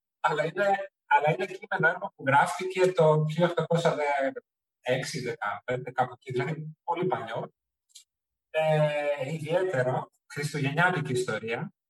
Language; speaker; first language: Greek; early bilingual, heritage; Greek